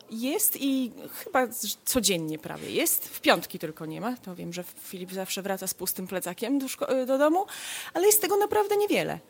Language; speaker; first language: Polish; native; Polish